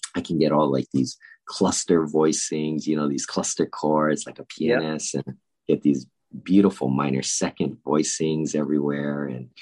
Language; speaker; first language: English; native; English